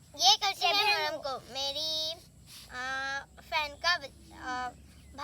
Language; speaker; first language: Hindi; non-native, local second language; Assamese